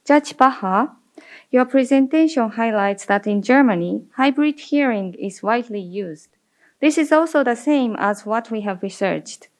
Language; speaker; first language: English; non-native, fluent; Japanese